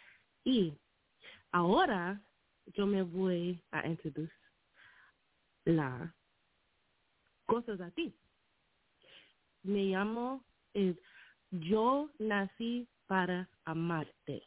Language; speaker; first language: Spanish; non-native, learner; English